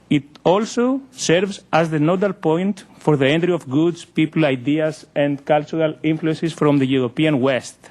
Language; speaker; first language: English; non-native, fluent; Greek